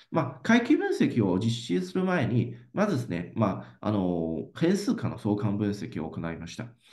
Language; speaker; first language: Japanese; non-native, fluent; Chinese